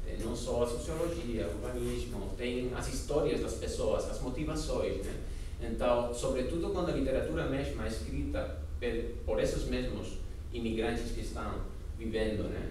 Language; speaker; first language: Portuguese; non-native, fluent; Spanish